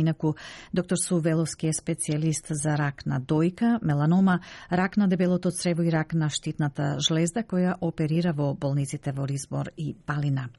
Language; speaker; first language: Macedonian; native; Macedonian